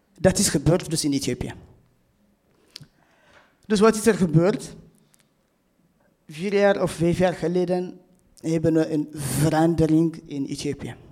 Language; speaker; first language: Dutch; non-native, fluent; Tigrinya